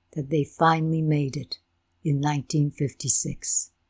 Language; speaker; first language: English; non-native, fluent; Ukrainian